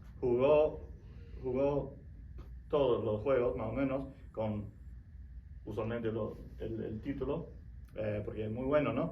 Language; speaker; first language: Spanish; non-native, fluent; English